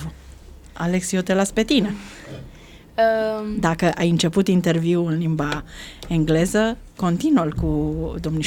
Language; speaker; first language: Romanian; native; Romanian